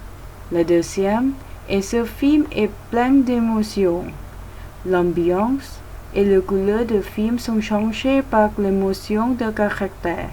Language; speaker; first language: French; non-native, learner; Thai